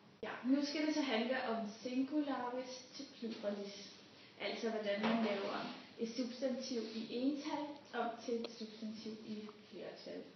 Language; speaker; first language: Danish; native; Danish